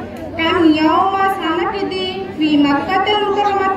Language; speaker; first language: Arabic; non-native, learner; Bangla